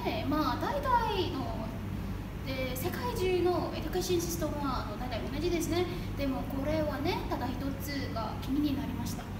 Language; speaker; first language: Japanese; non-native, learner; Malay